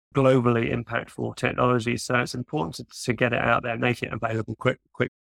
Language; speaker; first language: English; native; English